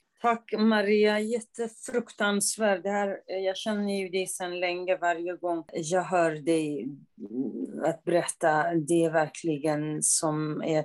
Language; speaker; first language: Swedish; non-native, fluent; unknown